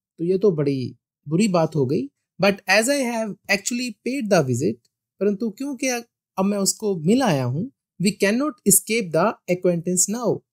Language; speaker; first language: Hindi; non-native, local second language; Punjabi